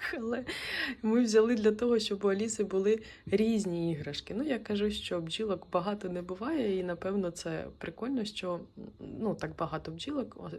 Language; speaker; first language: Ukrainian; native; Ukrainian